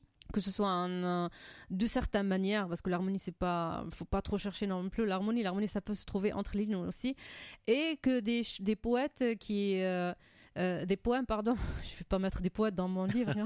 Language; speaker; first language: French; non-native, fluent; Arabic